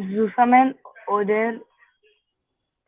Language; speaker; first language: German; non-native, learner; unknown